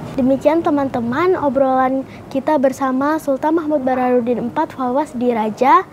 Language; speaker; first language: Indonesian; native; Indonesian